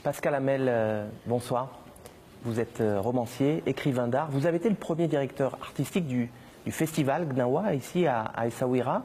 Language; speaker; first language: French; native; French